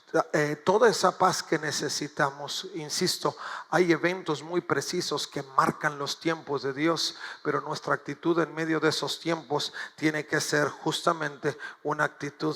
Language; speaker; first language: Spanish; native; Spanish